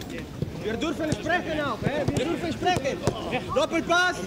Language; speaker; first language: German; non-native, learner; Italian